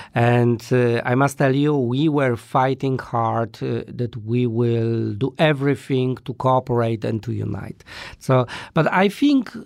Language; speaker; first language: English; non-native, fluent; Polish